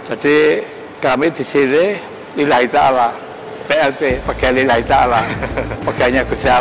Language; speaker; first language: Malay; non-native, local second language; Javanese